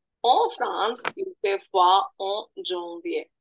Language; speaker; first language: French; non-native, fluent; Telugu